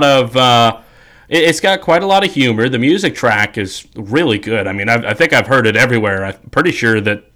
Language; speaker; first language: English; native; English